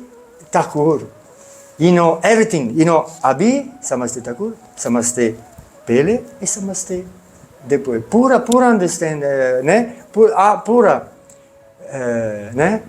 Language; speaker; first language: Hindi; non-native, learner; Italian